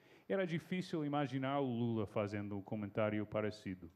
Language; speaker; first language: Portuguese; non-native, fluent; English